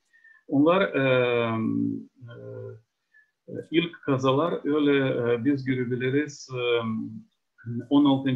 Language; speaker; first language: Turkish; non-native, fluent; Ukrainian